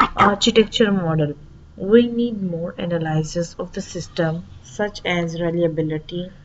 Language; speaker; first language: English; non-native, local second language; Urdu